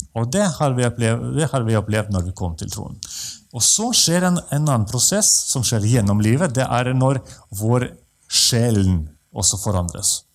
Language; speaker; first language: Norwegian; non-native, fluent; Russian